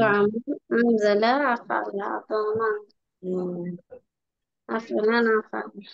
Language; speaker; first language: Arabic; non-native, learner; Bangla